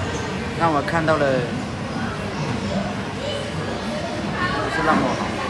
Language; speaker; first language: Chinese; native; Chinese